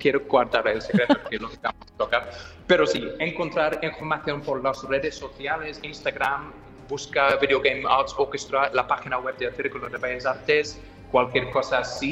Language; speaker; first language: Spanish; non-native, fluent; English